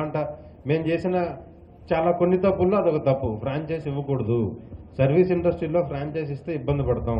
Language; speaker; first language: Telugu; native; Telugu